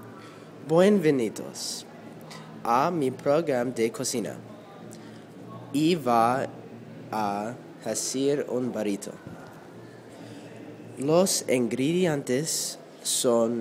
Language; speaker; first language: Spanish; non-native, learner; English